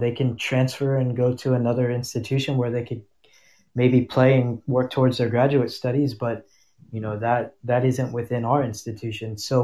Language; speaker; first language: English; native; English